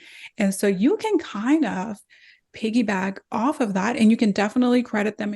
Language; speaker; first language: English; native; English